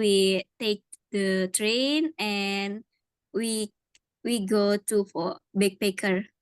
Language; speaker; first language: English; non-native, learner; Indonesian